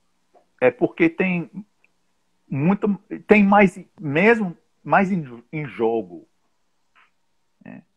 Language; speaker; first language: Portuguese; non-native, fluent; English